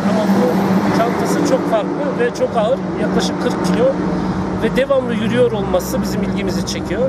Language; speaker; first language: Turkish; native; Turkish